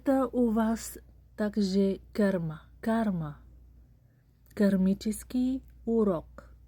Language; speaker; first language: Russian; non-native, learner; Bulgarian